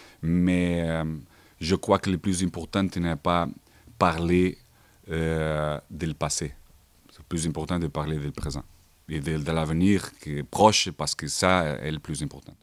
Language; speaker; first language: French; non-native, fluent; Portuguese